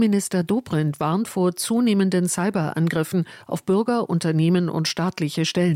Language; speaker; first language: German; native; German